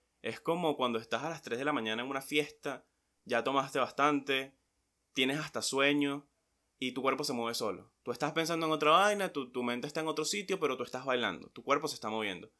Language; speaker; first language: Spanish; native; Spanish